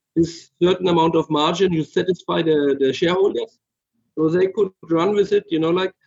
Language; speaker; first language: English; non-native, fluent; German